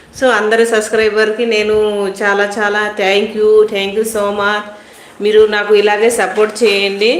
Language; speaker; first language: Telugu; non-native, local second language; Hindi